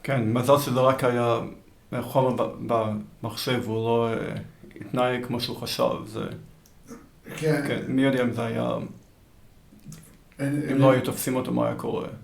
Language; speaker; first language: Hebrew; early bilingual, heritage; Hebrew